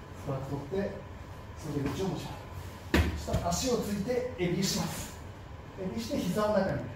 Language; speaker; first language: Japanese; native; Japanese